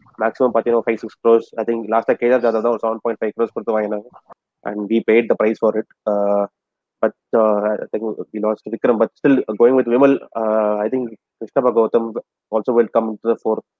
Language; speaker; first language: English; non-native, local second language; Tamil